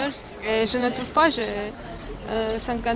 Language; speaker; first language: French; non-native, fluent; Romanian